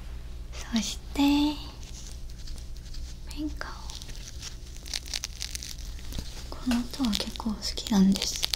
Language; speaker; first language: Japanese; non-native, learner; Korean